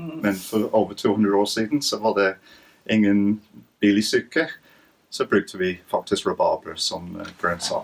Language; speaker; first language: Norwegian; non-native, fluent; English